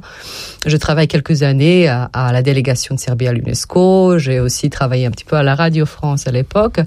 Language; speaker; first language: French; non-native, fluent; Serbian